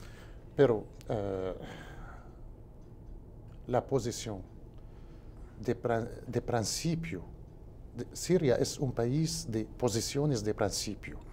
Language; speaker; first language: Portuguese; non-native, learner; Spanish